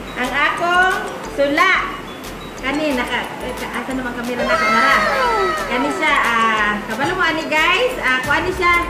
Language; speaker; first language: Cebuano; native; Cebuano